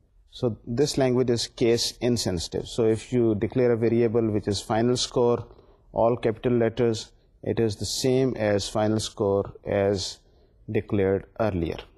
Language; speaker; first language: English; non-native, local second language; Urdu